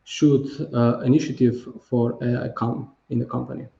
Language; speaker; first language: English; non-native, fluent; Slovenian